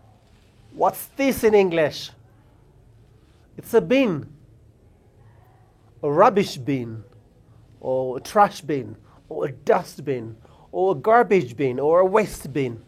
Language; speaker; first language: English; non-native, fluent; Amharic